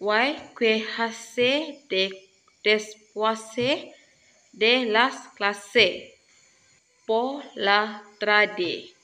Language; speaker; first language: Spanish; non-native, learner; Malay